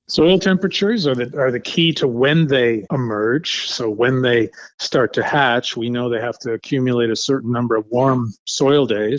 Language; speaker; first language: English; native; English